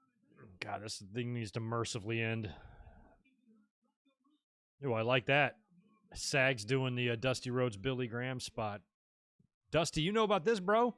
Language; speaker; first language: English; native; English